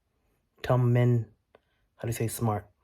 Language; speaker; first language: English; early bilingual, other home language; Vietnamese